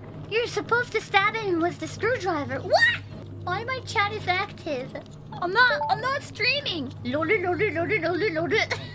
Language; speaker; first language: English; non-native, fluent; Japanese